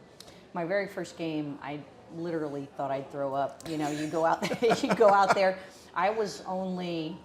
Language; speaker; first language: English; native; English